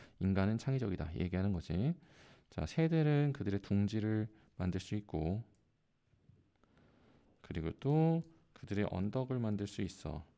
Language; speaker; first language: Korean; native; Korean